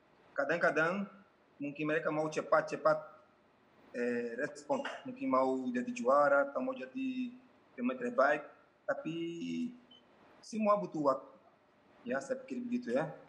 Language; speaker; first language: Indonesian; non-native, fluent; Portuguese